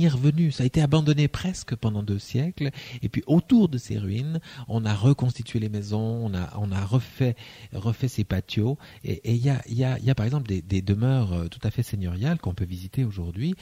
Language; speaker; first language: French; native; French